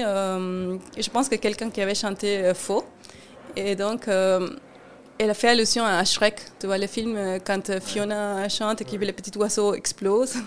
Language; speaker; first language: French; non-native, fluent; Spanish